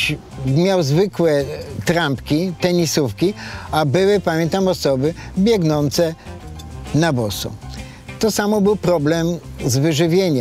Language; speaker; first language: Polish; native; Polish